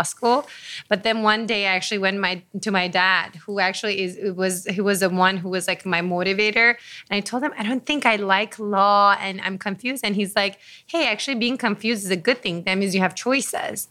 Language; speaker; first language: English; non-native, fluent; Persian